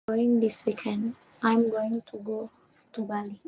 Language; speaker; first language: English; non-native, learner; Indonesian